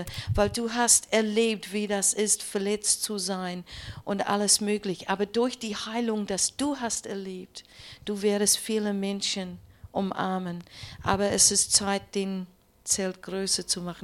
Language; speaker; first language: German; non-native, learner; English